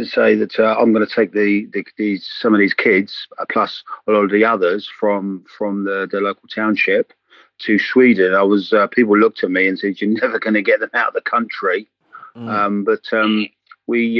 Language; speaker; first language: English; native; English